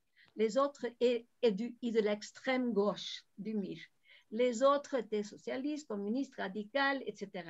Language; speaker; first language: French; non-native, fluent; Spanish